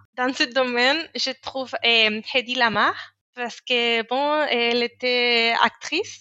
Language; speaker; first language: French; non-native, fluent; Spanish